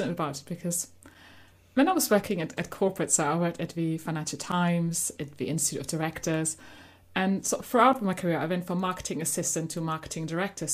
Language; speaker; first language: English; non-native, fluent; German